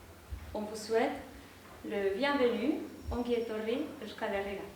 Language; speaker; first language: French; non-native, fluent; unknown